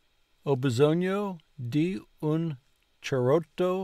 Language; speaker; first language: Italian; non-native, learner; English